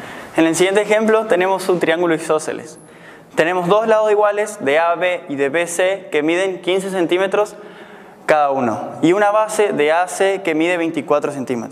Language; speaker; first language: Spanish; native; Spanish